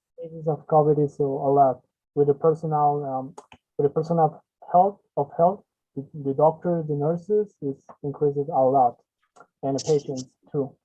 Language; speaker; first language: English; non-native, learner; Spanish